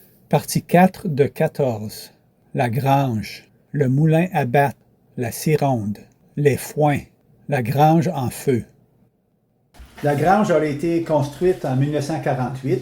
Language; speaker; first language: French; native; French